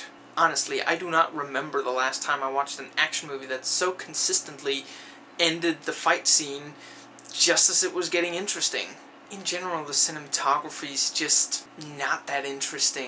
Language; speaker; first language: English; native; English